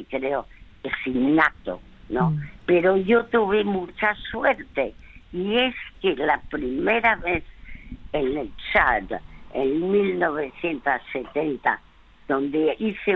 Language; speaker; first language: Spanish; early bilingual, other home language; French